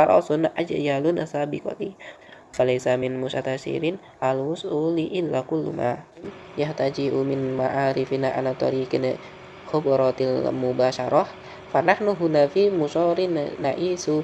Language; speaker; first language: Arabic; non-native, learner; Indonesian